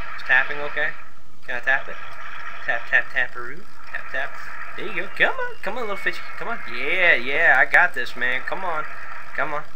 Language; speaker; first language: English; native; English